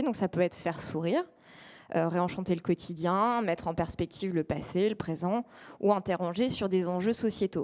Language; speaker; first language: French; native; French